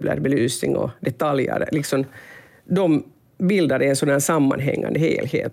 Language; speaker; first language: Swedish; non-native, local second language; Finnish